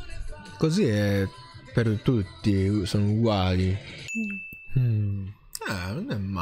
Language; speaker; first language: Italian; non-native, learner; Japanese